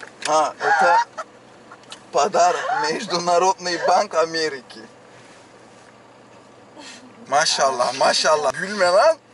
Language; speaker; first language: Russian; non-native, learner; Turkish